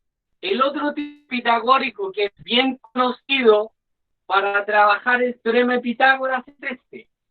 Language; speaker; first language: Spanish; native; Spanish